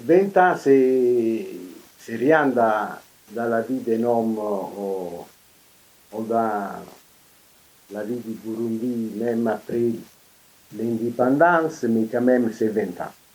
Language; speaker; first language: French; non-native, fluent; Italian